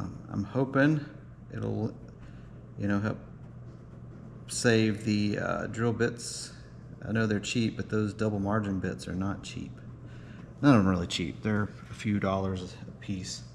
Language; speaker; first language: English; native; English